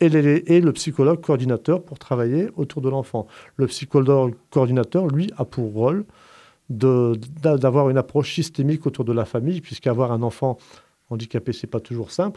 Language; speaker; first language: French; native; French